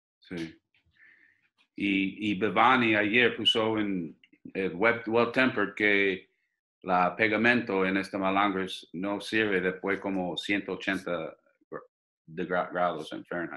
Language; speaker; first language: Spanish; non-native, fluent; English